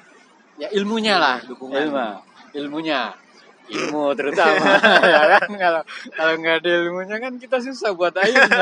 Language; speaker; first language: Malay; non-native, local second language; Javanese